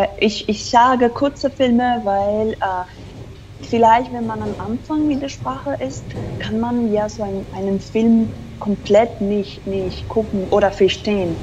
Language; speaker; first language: German; non-native, fluent; Spanish